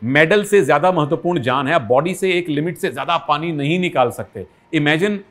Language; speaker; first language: Hindi; native; Hindi